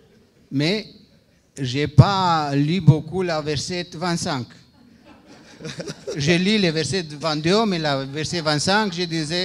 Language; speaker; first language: French; non-native, fluent; Romanian